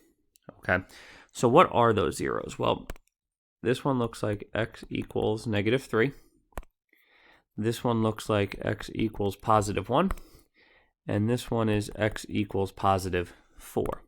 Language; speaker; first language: English; native; English